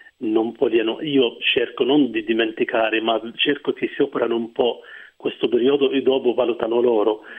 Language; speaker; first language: Italian; non-native, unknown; Arabic